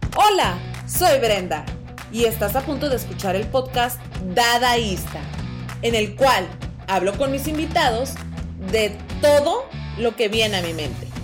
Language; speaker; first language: Spanish; native; Spanish